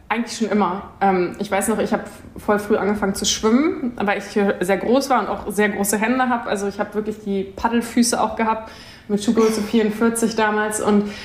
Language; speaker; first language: German; native; German